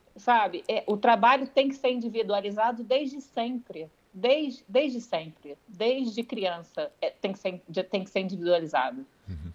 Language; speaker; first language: Portuguese; native; Portuguese